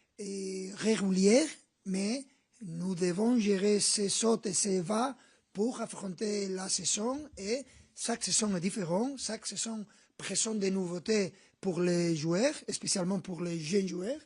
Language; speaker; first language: French; non-native, learner; Spanish